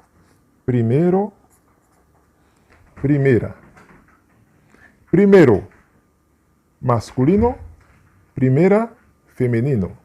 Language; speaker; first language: Spanish; non-native, fluent; Haitian Creole